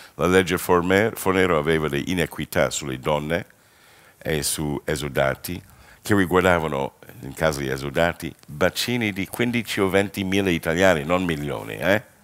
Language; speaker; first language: Italian; non-native, fluent; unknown